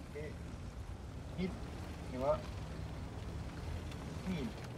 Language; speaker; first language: French; non-native, learner; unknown